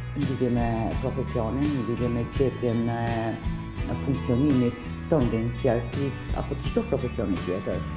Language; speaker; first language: Albanian; native; Albanian